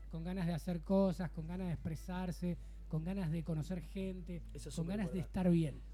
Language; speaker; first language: Spanish; native; Spanish